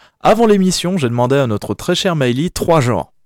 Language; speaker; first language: French; native; French